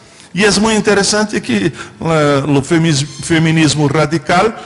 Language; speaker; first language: Spanish; non-native, fluent; Portuguese